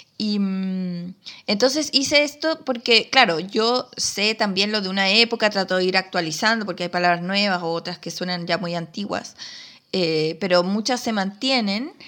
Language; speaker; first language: Spanish; native; Spanish